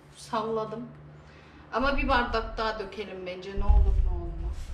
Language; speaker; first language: Turkish; native; Turkish